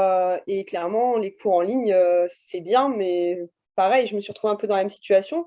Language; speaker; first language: French; native; French